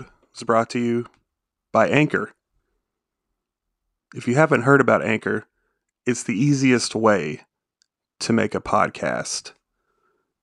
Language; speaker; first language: English; native; English